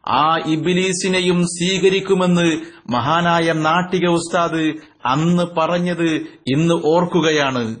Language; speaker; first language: Malayalam; native; Malayalam